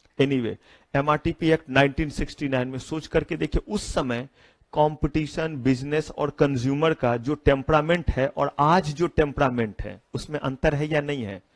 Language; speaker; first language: Hindi; native; Hindi